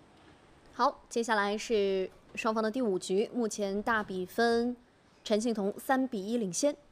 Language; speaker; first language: Chinese; native; Chinese